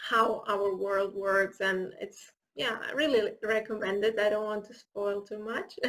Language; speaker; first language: English; non-native, fluent; Catalan